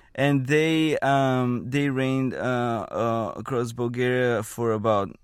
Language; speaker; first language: English; non-native, fluent; Bulgarian